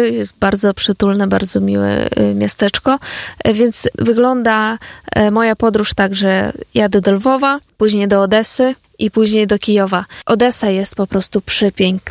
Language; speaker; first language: Polish; non-native, fluent; Ukrainian